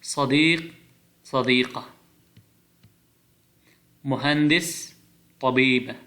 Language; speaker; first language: Arabic; non-native, fluent; Pashto